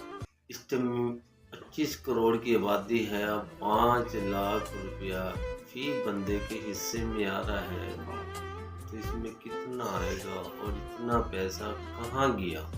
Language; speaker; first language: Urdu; non-native, local second language; Punjabi